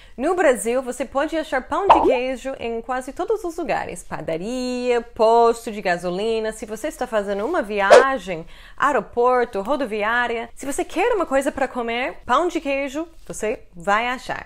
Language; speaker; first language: Portuguese; non-native, fluent; English